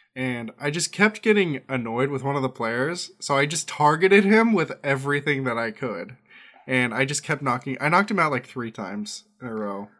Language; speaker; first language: English; native; English